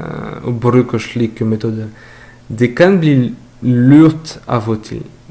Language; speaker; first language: Norwegian; non-native, fluent; French